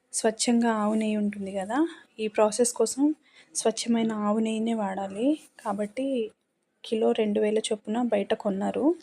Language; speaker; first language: Telugu; non-native, local second language; Lambadi